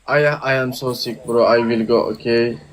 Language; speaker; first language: English; non-native, learner; Turkish